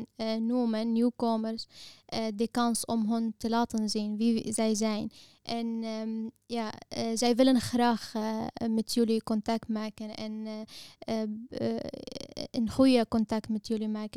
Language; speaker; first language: Dutch; non-native, fluent; Arabic